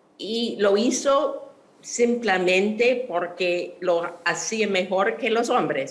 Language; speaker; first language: Spanish; non-native, fluent; English